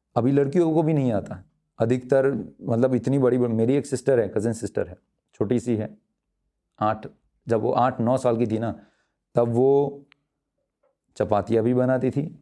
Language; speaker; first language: Hindi; non-native, local second language; Gujarati